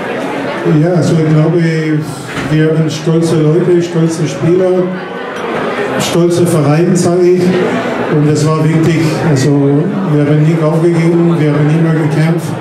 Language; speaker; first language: German; non-native, fluent; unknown